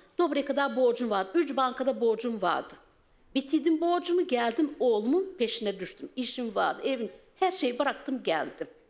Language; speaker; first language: Turkish; native; Turkish